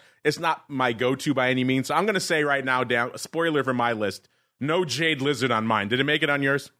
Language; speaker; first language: English; native; English